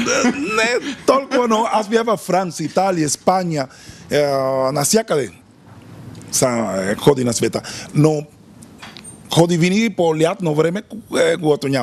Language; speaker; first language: Bulgarian; non-native, learner; Spanish